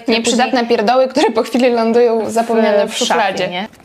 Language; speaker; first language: Polish; native; Polish